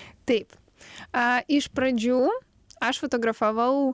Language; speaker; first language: Lithuanian; non-native, learner; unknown